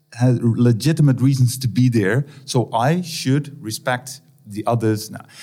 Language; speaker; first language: English; non-native, fluent; Dutch